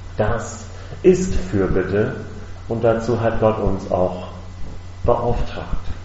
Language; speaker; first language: German; non-native, fluent; English